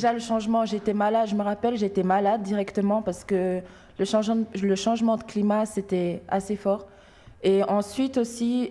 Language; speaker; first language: French; early bilingual, other home language; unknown